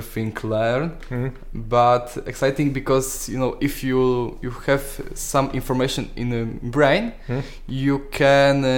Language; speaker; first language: English; non-native, learner; Polish